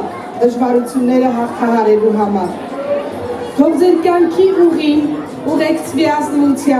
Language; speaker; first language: Armenian; native; Armenian